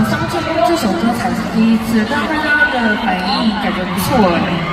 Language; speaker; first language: Chinese; native; Chinese